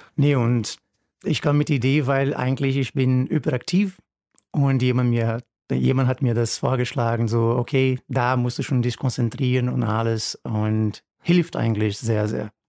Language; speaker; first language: German; non-native, fluent; Portuguese